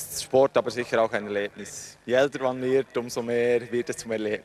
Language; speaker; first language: German; native; German